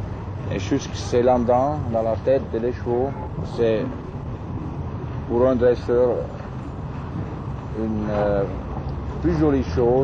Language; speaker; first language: French; non-native, fluent; German